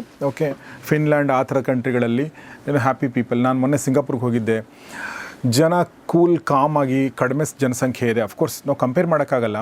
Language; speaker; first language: Kannada; native; Kannada